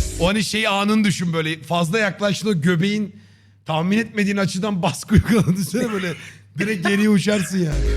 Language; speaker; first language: Turkish; native; Turkish